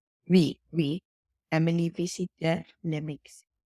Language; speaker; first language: French; non-native, learner; English